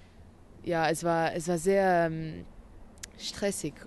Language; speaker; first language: German; non-native, learner; Arabic